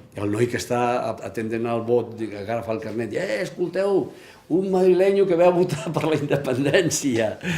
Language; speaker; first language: Catalan; non-native, local second language; Spanish